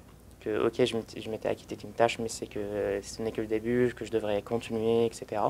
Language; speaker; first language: French; early bilingual, other home language; Arabic